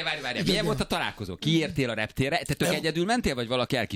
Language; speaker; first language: Hungarian; native; Hungarian